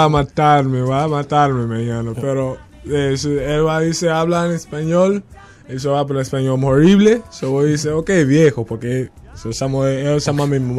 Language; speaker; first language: Spanish; non-native, learner; English